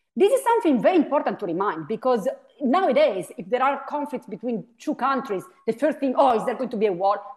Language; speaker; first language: English; non-native, fluent; Italian